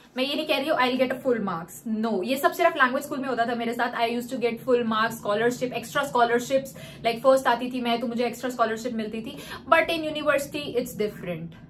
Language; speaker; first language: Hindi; native; Hindi